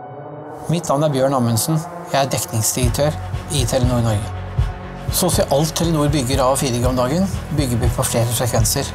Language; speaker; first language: Norwegian; native; Norwegian